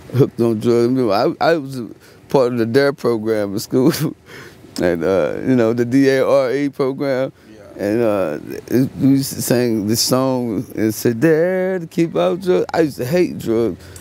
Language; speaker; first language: English; native; English